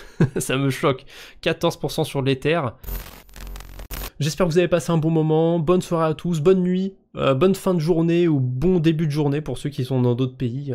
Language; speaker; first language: French; native; French